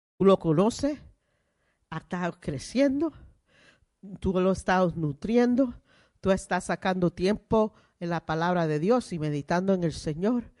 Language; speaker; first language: Spanish; early bilingual, heritage; Spanish